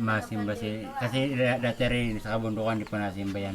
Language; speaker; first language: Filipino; non-native, local second language; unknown